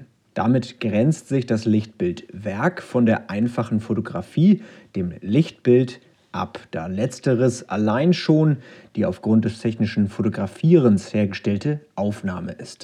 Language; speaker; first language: German; native; German